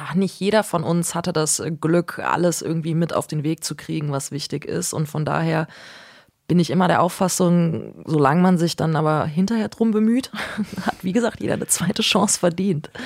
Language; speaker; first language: German; native; German